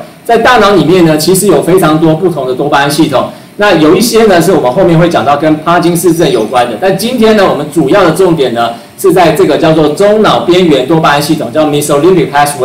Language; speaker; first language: Chinese; native; Chinese